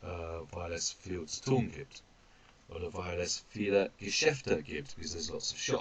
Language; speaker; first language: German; non-native, fluent; English